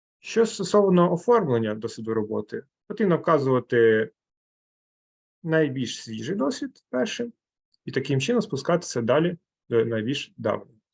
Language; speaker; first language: Ukrainian; native; Ukrainian